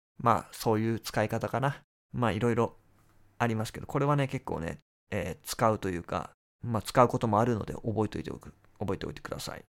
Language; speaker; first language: Japanese; native; Japanese